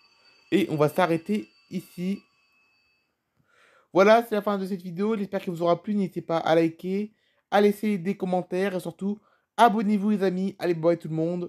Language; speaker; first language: French; native; French